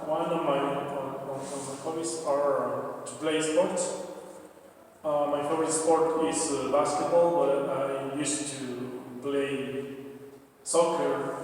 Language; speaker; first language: English; non-native, learner; Spanish